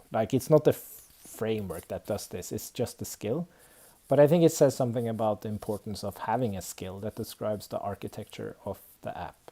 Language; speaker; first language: English; non-native, fluent; Swedish